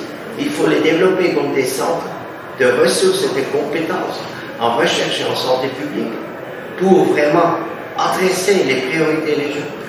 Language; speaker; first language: French; non-native, fluent; German